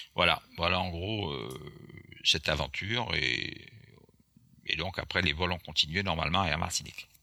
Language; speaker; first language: French; non-native, local second language; Guadeloupean Creole French